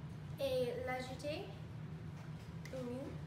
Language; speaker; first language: French; non-native, learner; English